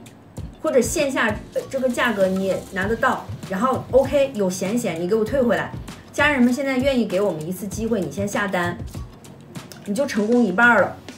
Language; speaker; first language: Chinese; native; Chinese